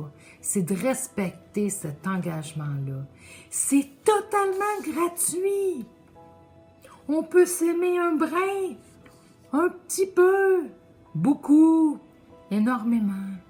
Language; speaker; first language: French; native; French